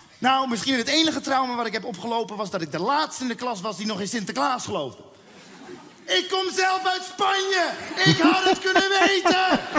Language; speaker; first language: Dutch; early bilingual, other home language; Spanish